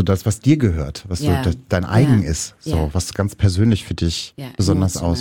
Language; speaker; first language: German; native; German